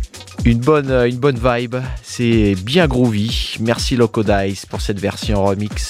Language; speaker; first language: French; native; French